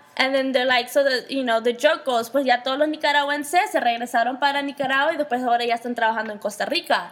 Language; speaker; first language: Spanish; early bilingual, heritage; Spanish